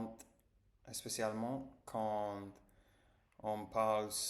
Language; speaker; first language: French; non-native, learner; English